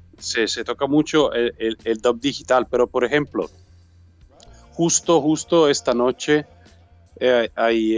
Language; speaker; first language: Spanish; non-native, learner; Italian